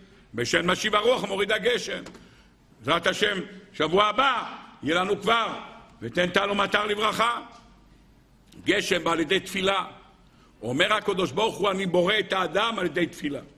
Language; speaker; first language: Hebrew; native; Hebrew